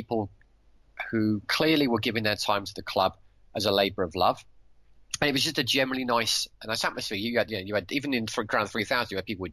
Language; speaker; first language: English; native; English